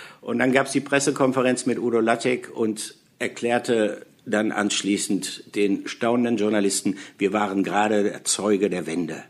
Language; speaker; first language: German; native; German